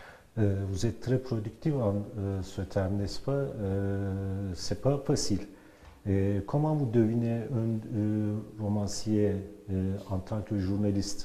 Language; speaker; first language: French; non-native, learner; Turkish